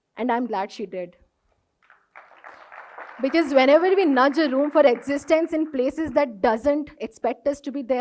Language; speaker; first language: English; non-native, local second language; Hindi